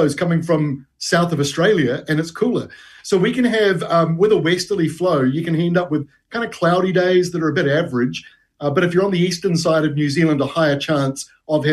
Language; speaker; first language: English; native; English